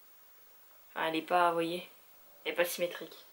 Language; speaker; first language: French; native; French